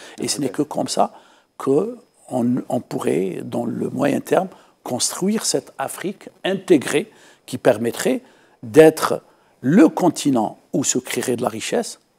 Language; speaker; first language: French; non-native, local second language; Arabic